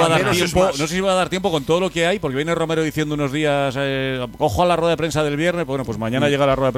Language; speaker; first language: Spanish; native; Spanish